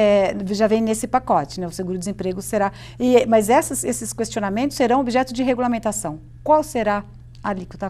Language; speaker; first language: Portuguese; native; Portuguese